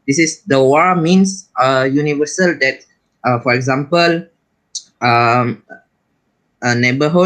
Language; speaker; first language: English; non-native, learner; Malay